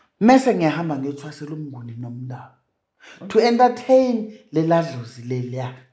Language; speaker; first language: Zulu; non-native, local second language; Xhosa